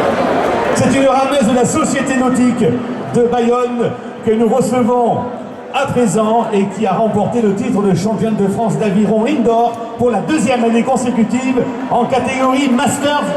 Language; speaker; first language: French; native; French